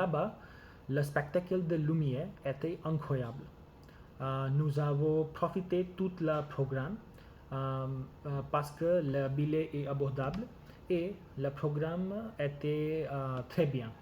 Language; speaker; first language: French; non-native, learner; Gujarati